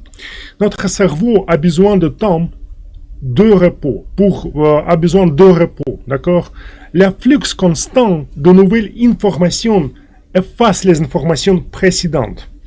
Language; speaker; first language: French; non-native, fluent; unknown